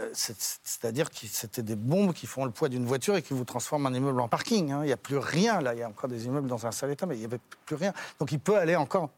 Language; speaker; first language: French; native; French